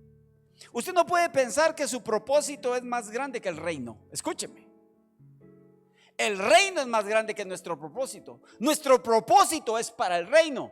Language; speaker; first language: Spanish; native; Spanish